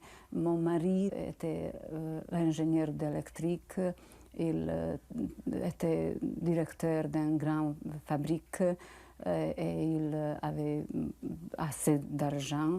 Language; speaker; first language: French; non-native, learner; Bosnian